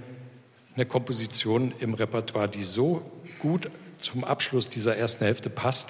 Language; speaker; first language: German; native; German